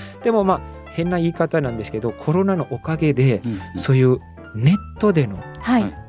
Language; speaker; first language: Japanese; non-native, fluent; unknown